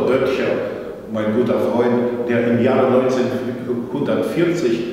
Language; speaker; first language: German; non-native, fluent; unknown